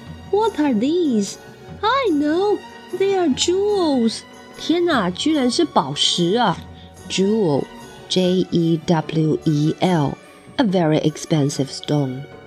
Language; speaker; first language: English; non-native, fluent; Chinese